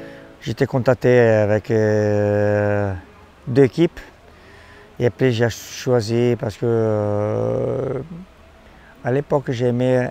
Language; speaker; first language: French; non-native, fluent; Italian